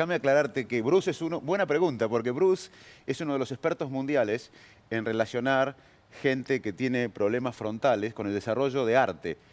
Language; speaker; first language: Spanish; native; Spanish